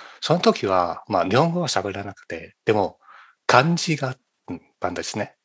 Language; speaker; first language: Japanese; non-native, fluent; Chinese